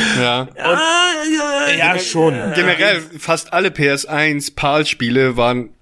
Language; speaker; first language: German; native; German